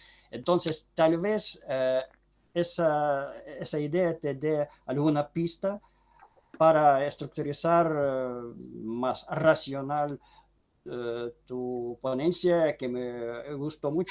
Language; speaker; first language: Spanish; non-native, fluent; Ukrainian